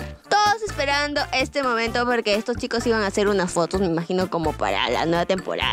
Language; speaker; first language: Spanish; native; Spanish